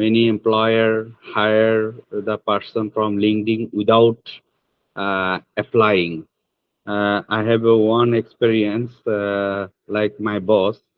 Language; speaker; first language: English; non-native, learner; Bangla